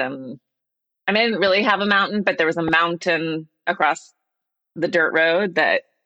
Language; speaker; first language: English; native; English